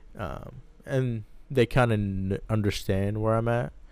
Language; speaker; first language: English; early bilingual, other home language; Arabic